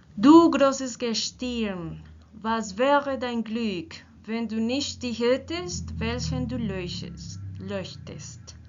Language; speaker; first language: German; non-native, learner; Spanish